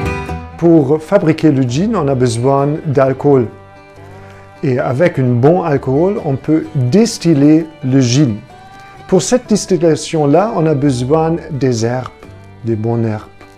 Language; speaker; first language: French; non-native, fluent; German